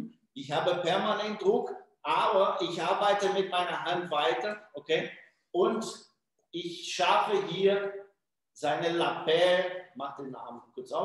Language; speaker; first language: German; non-native, fluent; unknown